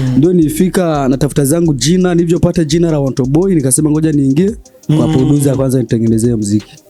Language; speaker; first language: Swahili; non-native, local second language; Rundi